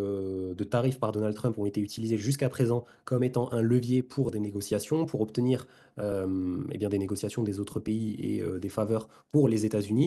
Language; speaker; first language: French; native; French